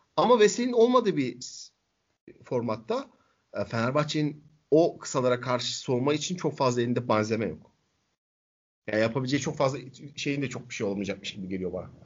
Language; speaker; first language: Turkish; native; Turkish